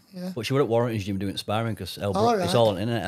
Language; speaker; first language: English; native; English